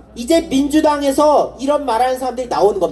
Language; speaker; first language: Korean; native; Korean